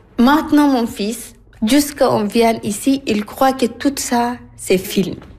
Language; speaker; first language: French; non-native, learner; Arabic